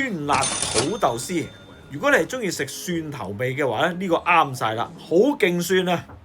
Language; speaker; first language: Cantonese; native; Cantonese